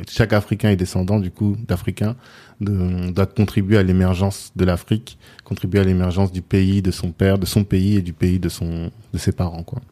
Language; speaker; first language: French; early bilingual, other home language; Sango